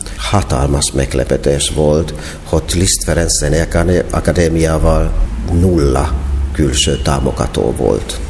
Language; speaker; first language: Hungarian; non-native, fluent; Finnish